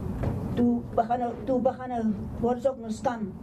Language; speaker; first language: Dutch; non-native, local second language; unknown